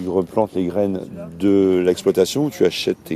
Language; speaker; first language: French; native; French